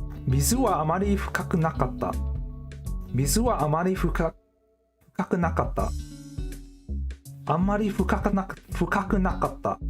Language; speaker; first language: Japanese; non-native, learner; English